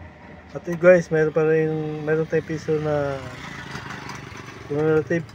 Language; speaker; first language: Filipino; native; Filipino